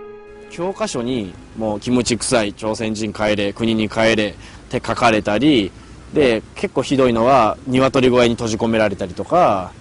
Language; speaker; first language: Japanese; native; Japanese